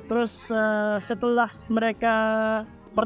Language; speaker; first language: Indonesian; non-native, fluent; Filipino